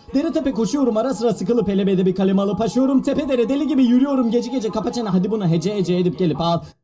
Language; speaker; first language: Turkish; native; Turkish